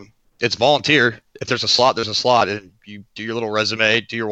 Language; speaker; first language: English; native; English